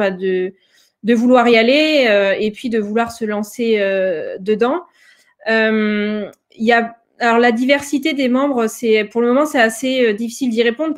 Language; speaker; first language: French; native; French